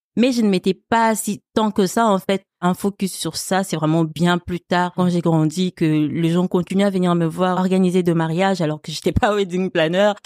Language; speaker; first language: French; non-native, local second language; Lingala